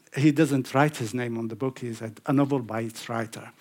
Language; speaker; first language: English; non-native, fluent; Arabic